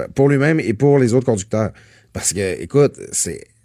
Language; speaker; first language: French; native; French